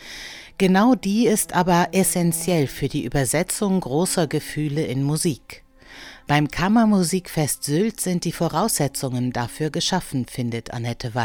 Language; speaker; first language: German; native; German